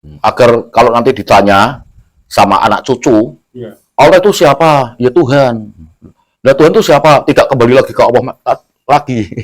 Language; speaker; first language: Indonesian; non-native, local second language; Javanese